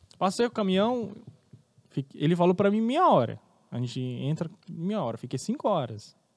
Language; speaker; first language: Portuguese; non-native, fluent; Arabic